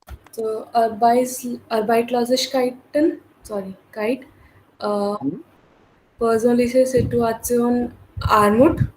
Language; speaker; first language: German; non-native, learner; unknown